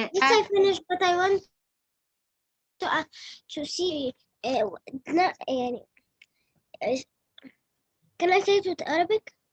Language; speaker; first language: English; non-native, learner; Arabic